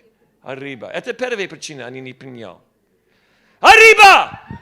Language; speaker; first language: Russian; non-native, learner; English